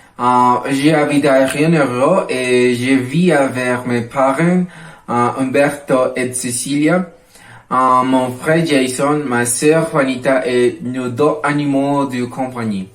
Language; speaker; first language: French; non-native, learner; Spanish